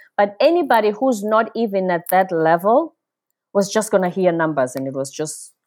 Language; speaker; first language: English; non-native, local second language; Zulu